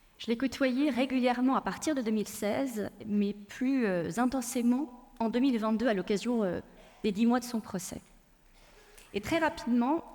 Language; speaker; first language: French; early bilingual, other home language; Persian